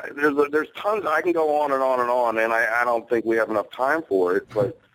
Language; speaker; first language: English; native; English